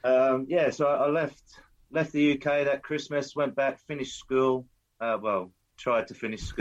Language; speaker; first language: English; native; English